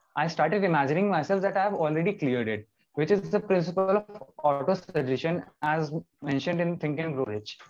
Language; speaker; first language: English; non-native, local second language; Hindi